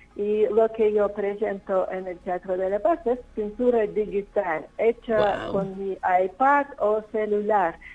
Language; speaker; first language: Spanish; non-native, fluent; Russian